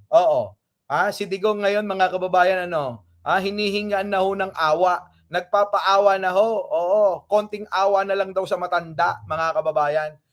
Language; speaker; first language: Filipino; non-native, local second language; Iloko